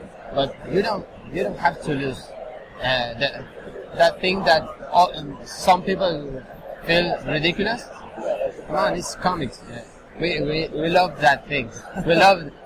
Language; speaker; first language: English; non-native, learner; Spanish